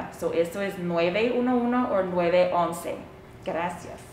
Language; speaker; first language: Spanish; early bilingual, heritage; Spanish